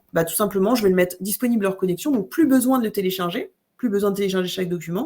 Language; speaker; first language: French; native; French